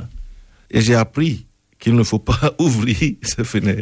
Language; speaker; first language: French; non-native, local second language; Ewe